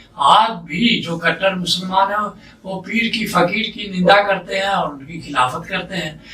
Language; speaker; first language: Hindi; native; Hindi